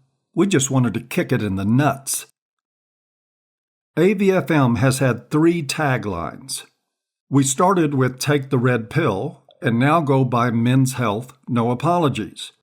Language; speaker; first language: English; native; English